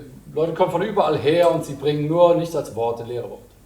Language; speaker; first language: German; native; German